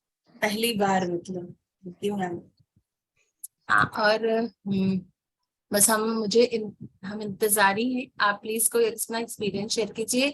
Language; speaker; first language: Hindi; native; Hindi